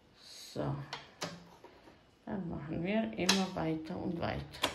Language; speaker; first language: German; non-native, fluent; Croatian